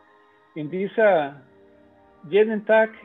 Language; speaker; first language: German; non-native, learner; Spanish